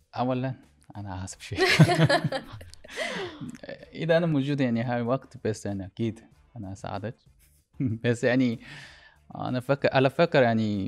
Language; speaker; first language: Arabic; non-native, learner; Korean